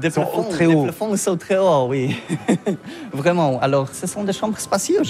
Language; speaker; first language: French; non-native, learner; Polish